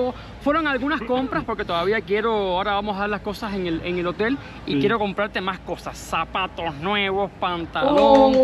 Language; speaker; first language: Spanish; native; Spanish